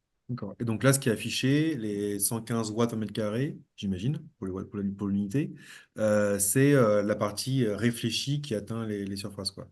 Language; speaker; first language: French; native; French